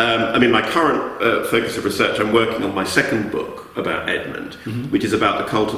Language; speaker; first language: English; native; English